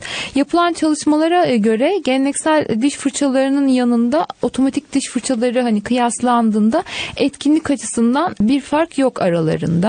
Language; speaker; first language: Turkish; native; Turkish